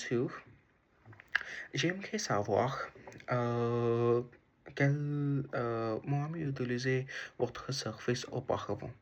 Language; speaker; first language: French; non-native, learner; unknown